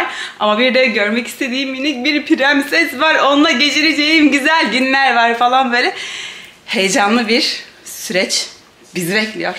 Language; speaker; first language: Turkish; native; Turkish